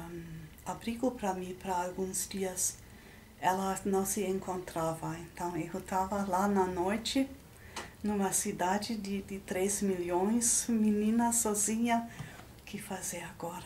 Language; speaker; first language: Portuguese; non-native, fluent; German